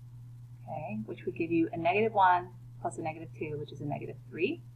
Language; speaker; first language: English; native; English